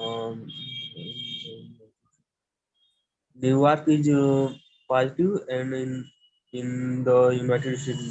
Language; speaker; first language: English; non-native, learner; Hindi